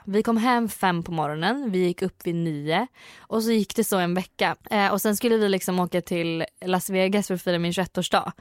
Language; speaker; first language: Swedish; native; Swedish